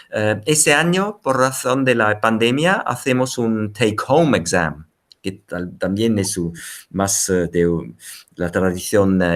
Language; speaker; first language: Spanish; non-native, fluent; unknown